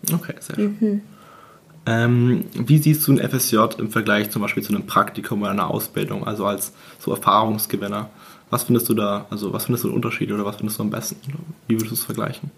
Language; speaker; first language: German; native; German